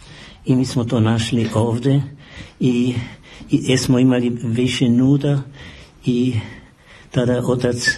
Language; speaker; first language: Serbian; non-native, fluent; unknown